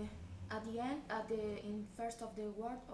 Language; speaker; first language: English; non-native, learner; Spanish